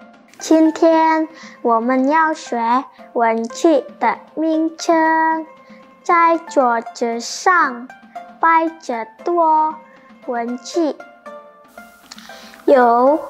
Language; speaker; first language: Chinese; non-native, learner; Indonesian